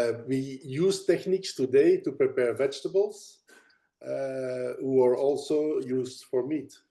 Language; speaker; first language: English; non-native, fluent; Dutch